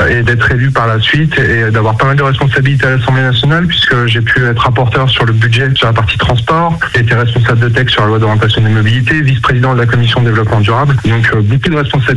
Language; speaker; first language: French; native; French